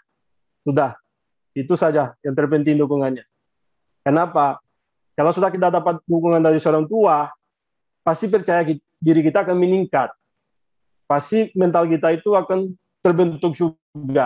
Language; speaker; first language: Indonesian; non-native, fluent; Portuguese